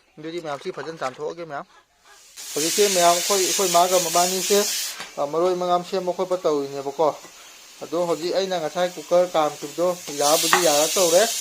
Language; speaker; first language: Manipuri; non-native, local second language; Rongmei Naga